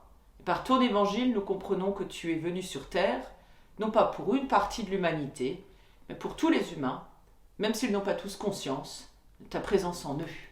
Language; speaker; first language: French; native; French